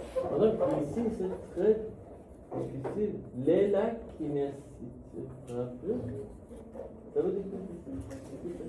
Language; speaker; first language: French; non-native, learner; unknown